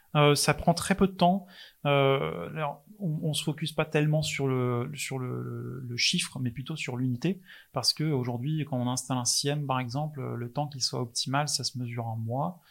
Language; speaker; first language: French; non-native, fluent; English